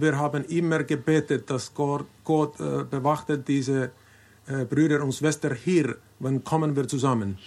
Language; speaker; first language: German; non-native, learner; Finnish